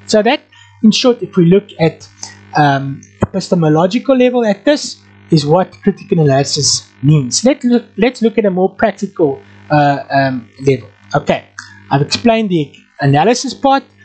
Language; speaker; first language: English; non-native, local second language; Afrikaans